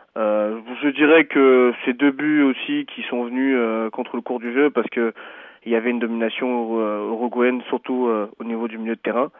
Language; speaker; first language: French; native; French